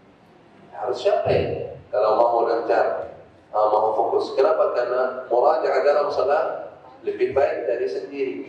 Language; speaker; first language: Indonesian; non-native, fluent; Arabic